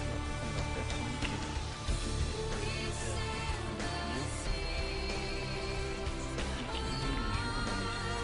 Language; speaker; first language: French; non-native, learner; Arabic